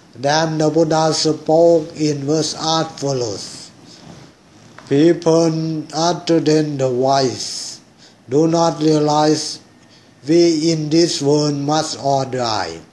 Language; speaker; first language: English; non-native, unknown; Thai